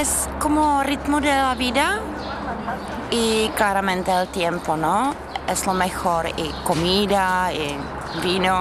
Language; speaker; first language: Spanish; non-native, fluent; Czech